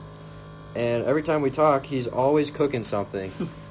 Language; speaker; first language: English; native; English